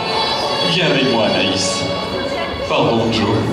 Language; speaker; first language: French; native; French